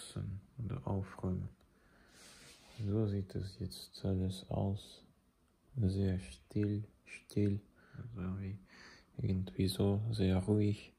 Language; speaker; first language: German; non-native, fluent; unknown